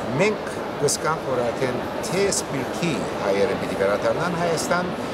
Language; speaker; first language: Armenian; early bilingual, heritage; Armenian